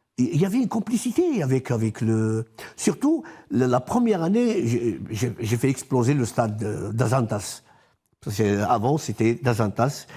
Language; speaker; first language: French; non-native, local second language; Arabic